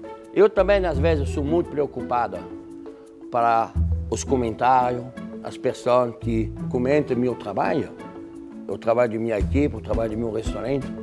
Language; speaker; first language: Portuguese; non-native, fluent; French